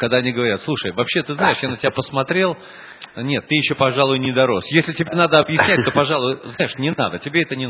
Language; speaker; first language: Russian; native; Russian